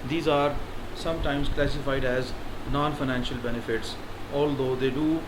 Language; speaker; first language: English; non-native, local second language; Urdu